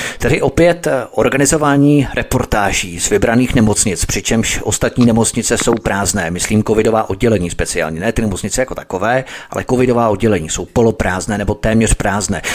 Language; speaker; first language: Czech; native; Czech